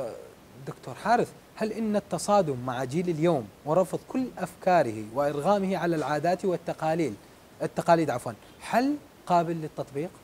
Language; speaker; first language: Arabic; native; Arabic